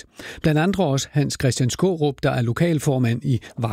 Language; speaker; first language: Danish; native; Danish